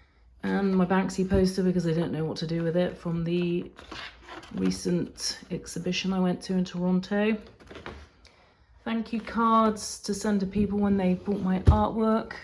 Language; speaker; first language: English; native; English